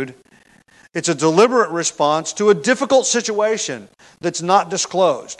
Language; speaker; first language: English; native; English